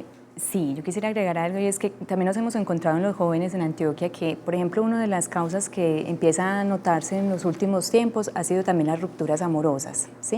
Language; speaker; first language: Spanish; native; Spanish